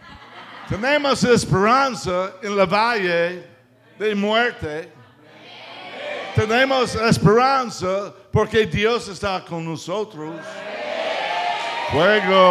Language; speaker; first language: Spanish; non-native, learner; English